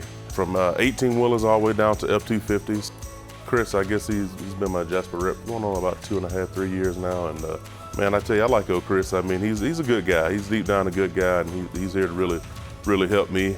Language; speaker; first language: English; native; English